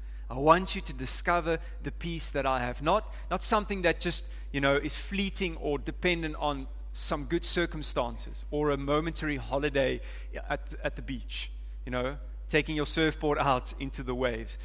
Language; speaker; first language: English; non-native, local second language; Afrikaans